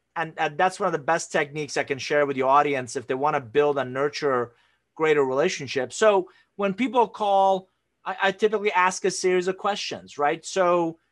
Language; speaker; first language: English; non-native, fluent; Persian